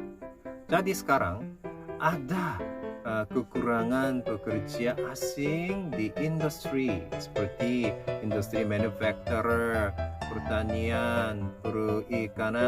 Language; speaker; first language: Indonesian; non-native, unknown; Korean